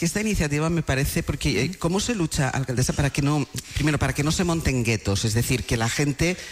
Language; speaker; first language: Spanish; native; Spanish